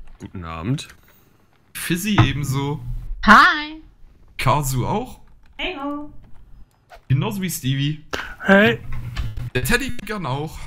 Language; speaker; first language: German; native; German